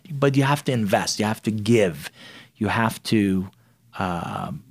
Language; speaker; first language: English; non-native, fluent; Persian